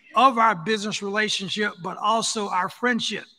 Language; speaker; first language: English; native; English